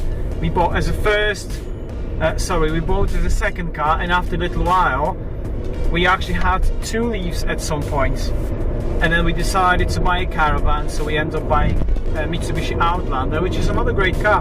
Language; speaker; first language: English; non-native, fluent; Polish